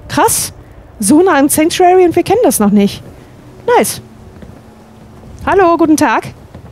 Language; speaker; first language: German; native; German